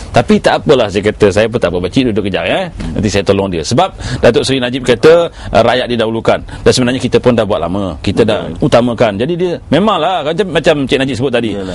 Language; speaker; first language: Malay; native; Malay